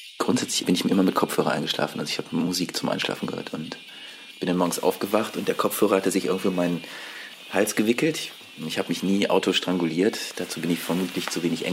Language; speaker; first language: German; native; German